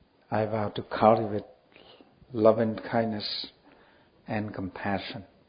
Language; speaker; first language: English; non-native, learner; Vietnamese